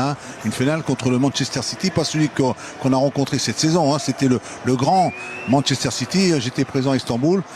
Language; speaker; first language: French; native; French